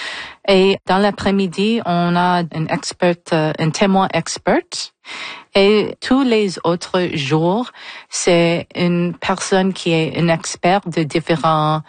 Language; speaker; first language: French; non-native, local second language; English